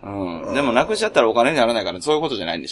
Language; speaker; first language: Japanese; native; Japanese